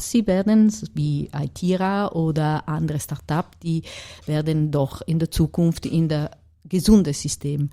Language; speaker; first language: German; non-native, fluent; Italian